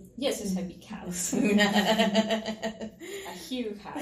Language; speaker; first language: English; non-native, learner; Spanish